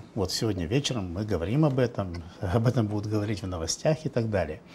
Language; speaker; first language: Russian; native; Russian